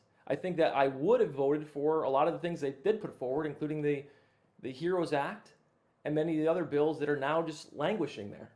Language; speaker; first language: English; native; English